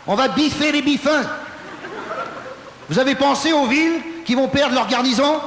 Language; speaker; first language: French; native; French